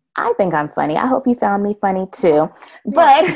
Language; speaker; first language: English; native; English